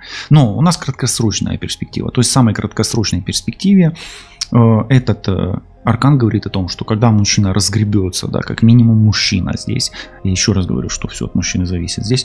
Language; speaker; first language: Russian; non-native, local second language; Ukrainian